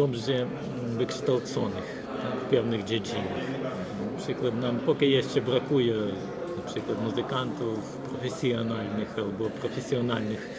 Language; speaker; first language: Polish; non-native, learner; Ukrainian